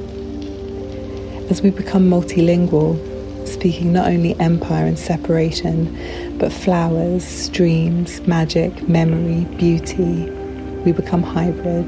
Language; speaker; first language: English; native; English